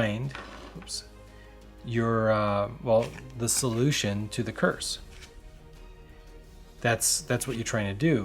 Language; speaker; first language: English; native; English